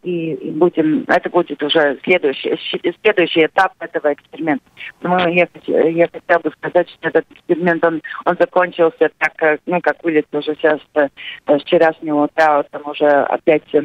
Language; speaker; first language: Russian; non-native, local second language; Latvian